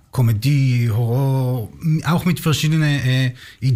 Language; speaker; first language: German; non-native, learner; Hebrew